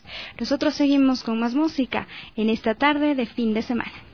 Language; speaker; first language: Spanish; native; Spanish